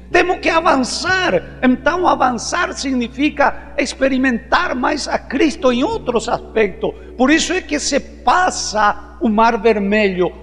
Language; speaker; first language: Portuguese; non-native, fluent; Spanish